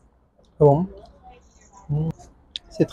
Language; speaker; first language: French; non-native, local second language; Malagasy